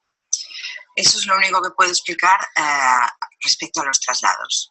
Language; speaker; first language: Spanish; native; Spanish